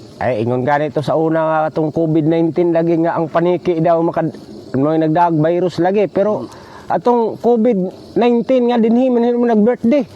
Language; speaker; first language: Cebuano; non-native, local second language; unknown